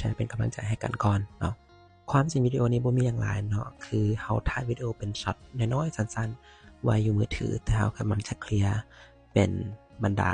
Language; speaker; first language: Thai; non-native, local second language; Lao